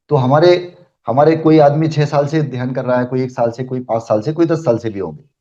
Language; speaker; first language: Hindi; native; Hindi